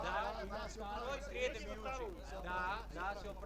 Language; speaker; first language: Russian; early bilingual, heritage; Spanish